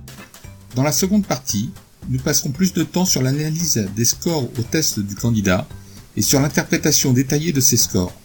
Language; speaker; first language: French; native; French